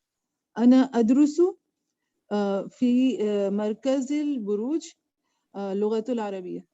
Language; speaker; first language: Arabic; non-native, learner; Urdu